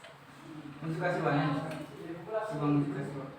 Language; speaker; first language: Japanese; non-native, fluent; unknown